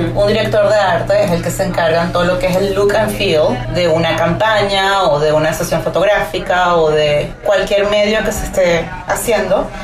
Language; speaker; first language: Spanish; native; Spanish